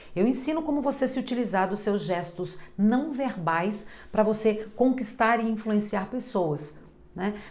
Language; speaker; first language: Portuguese; native; Portuguese